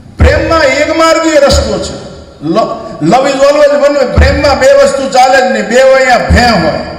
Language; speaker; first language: Gujarati; native; Gujarati